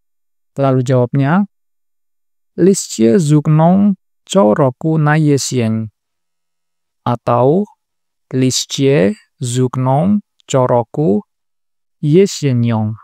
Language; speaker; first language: Polish; non-native, learner; Indonesian